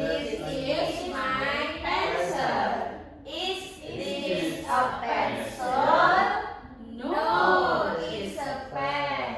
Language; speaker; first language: English; non-native, learner; Indonesian